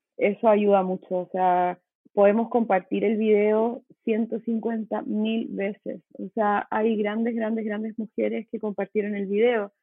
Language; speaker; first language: Spanish; native; Spanish